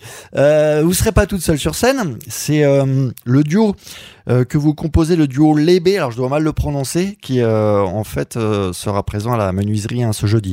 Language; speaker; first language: French; native; French